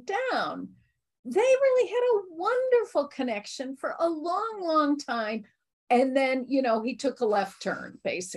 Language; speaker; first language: English; native; English